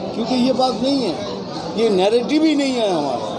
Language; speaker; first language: Hindi; non-native, local second language; Bangla